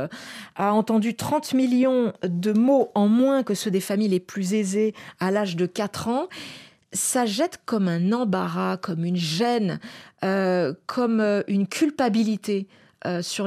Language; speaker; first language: French; native; French